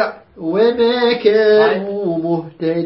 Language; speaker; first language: Arabic; native; Arabic